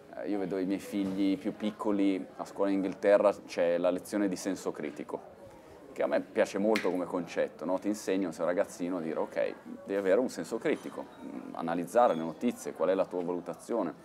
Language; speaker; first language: Italian; native; Italian